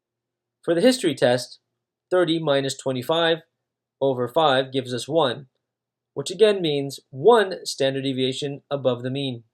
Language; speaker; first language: English; native; English